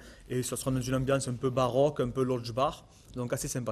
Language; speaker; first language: French; native; French